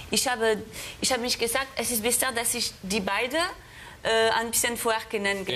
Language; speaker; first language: German; non-native, fluent; French